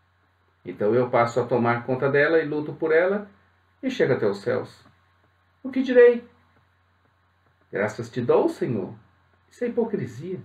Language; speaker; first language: Portuguese; native; Portuguese